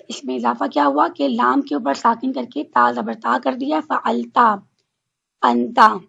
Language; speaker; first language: Urdu; native; Urdu